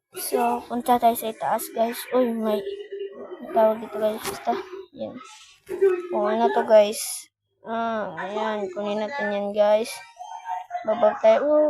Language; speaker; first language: Filipino; non-native, local second language; Cebuano